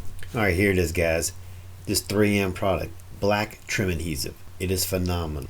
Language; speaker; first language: English; native; English